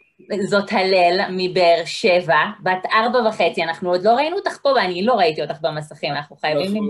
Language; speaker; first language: Hebrew; native; Hebrew